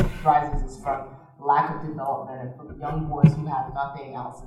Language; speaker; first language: English; native; English